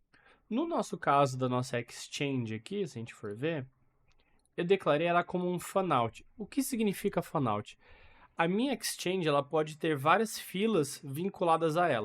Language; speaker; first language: Portuguese; native; Portuguese